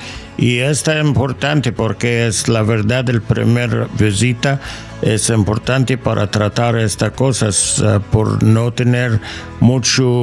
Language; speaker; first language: Spanish; non-native, learner; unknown